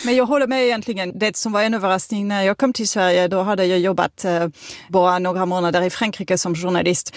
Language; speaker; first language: Swedish; non-native, fluent; French